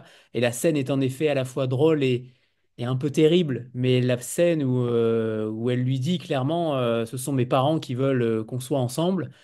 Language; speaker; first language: French; native; French